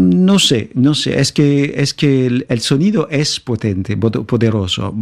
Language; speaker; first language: Spanish; non-native, fluent; French